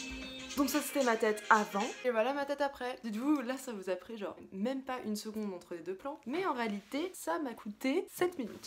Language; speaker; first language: French; native; French